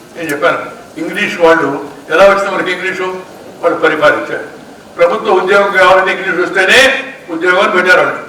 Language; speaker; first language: Telugu; native; Telugu